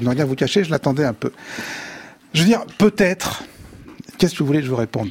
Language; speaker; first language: French; native; French